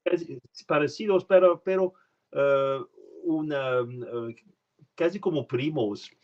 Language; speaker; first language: Spanish; non-native, learner; French